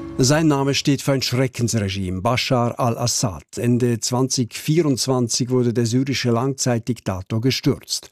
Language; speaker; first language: German; native; German